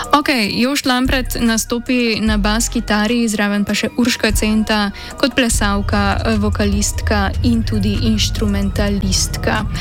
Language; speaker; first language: Slovenian; native; Slovenian